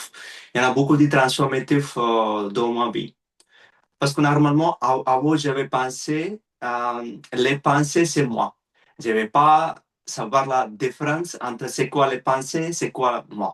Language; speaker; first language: French; non-native, learner; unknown